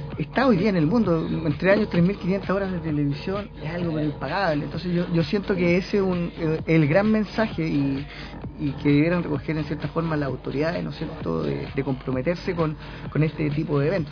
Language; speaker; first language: Spanish; native; Spanish